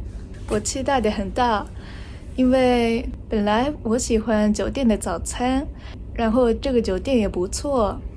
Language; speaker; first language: Chinese; non-native, learner; Japanese